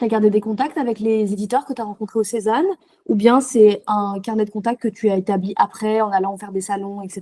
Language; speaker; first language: French; native; French